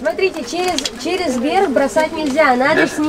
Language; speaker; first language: Russian; native; Russian